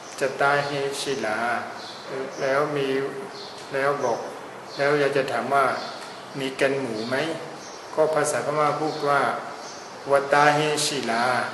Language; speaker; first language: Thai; non-native, fluent; Burmese